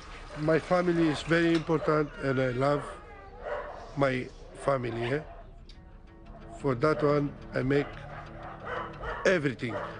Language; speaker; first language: English; non-native, learner; Romanian